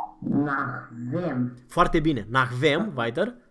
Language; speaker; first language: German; non-native, fluent; Romanian